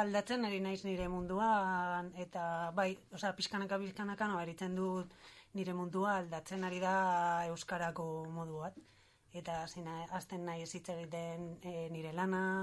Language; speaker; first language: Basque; non-native, learner; Spanish